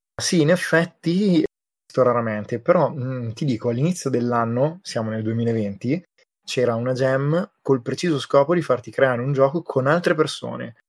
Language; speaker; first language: Italian; native; Italian